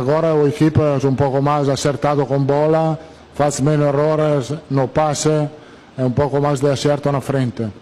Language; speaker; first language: Portuguese; non-native, learner; Italian